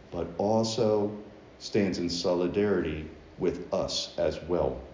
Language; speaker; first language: English; native; English